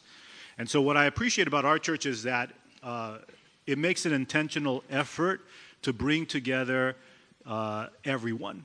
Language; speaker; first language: English; early bilingual, other home language; Spanish